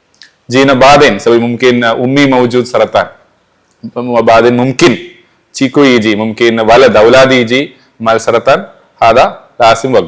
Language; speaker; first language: Arabic; non-native, learner; Malayalam